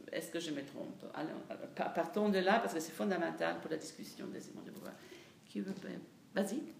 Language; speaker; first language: French; non-native, fluent; Italian